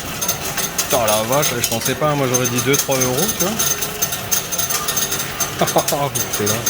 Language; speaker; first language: French; native; French